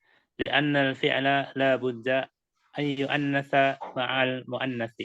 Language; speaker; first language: Arabic; non-native, learner; Indonesian